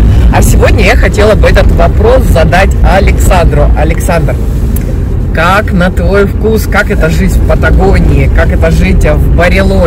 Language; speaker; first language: Russian; native; Russian